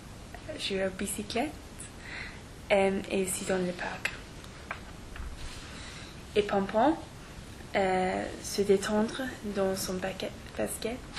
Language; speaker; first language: French; non-native, learner; English